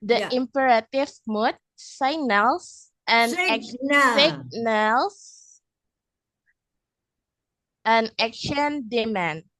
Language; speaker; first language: English; non-native, learner; Indonesian